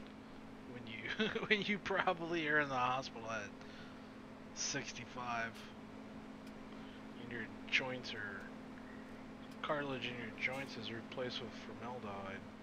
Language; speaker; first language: English; native; English